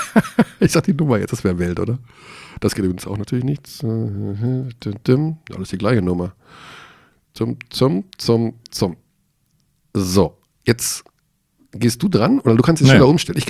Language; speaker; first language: German; native; German